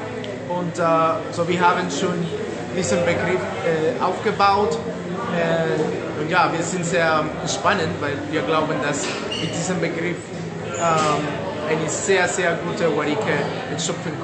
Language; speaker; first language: German; non-native, fluent; Spanish